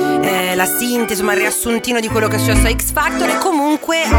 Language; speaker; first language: Italian; native; Italian